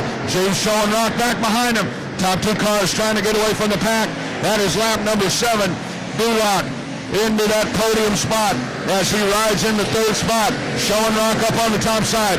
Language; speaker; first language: English; native; English